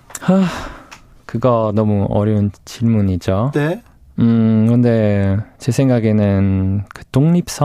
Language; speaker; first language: Korean; non-native, fluent; English